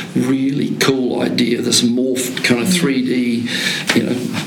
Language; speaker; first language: English; native; English